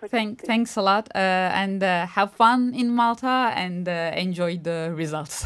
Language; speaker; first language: English; non-native, fluent; Turkish